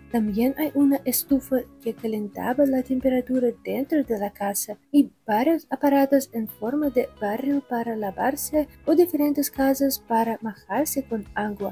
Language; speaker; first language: Spanish; non-native, fluent; Russian